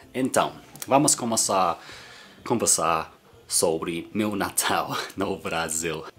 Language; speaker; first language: Portuguese; non-native, learner; English